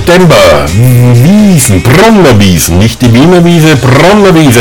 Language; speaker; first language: German; native; German